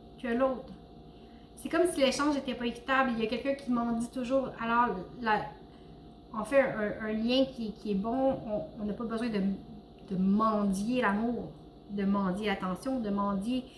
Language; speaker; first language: French; native; French